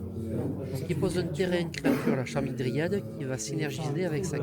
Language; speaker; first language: French; native; French